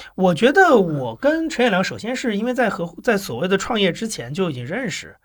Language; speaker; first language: Chinese; native; Chinese